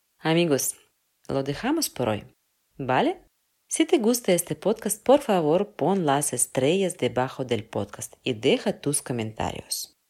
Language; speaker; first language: Spanish; non-native, fluent; Russian